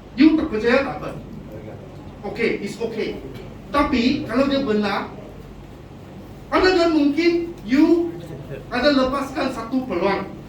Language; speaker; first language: Malay; non-native, local second language; Chinese